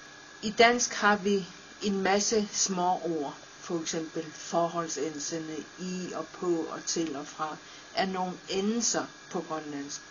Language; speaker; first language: Danish; non-native, local second language; Kalaallisut